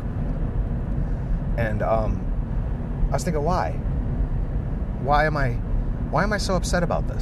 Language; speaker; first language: English; native; English